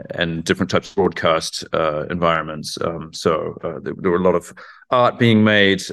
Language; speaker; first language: English; native; English